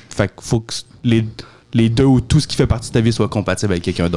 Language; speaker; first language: French; native; French